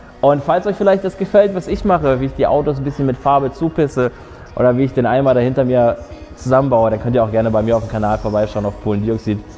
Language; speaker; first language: German; early bilingual, other home language; Polish